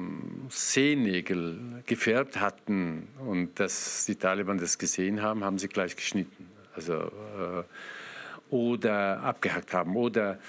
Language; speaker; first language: German; non-native, fluent; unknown